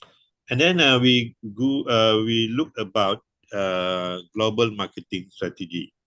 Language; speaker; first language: English; non-native, local second language; Malay